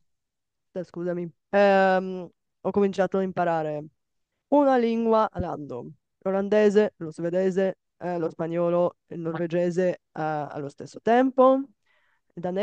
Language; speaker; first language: Italian; non-native, fluent; Bulgarian